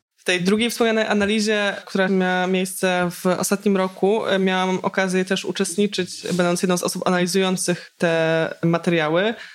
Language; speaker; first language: Polish; native; Polish